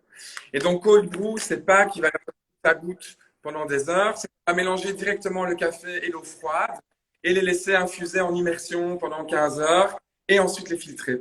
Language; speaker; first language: French; native; French